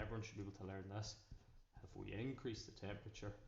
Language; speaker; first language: English; native; English